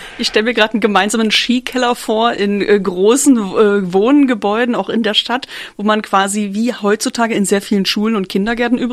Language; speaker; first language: German; native; German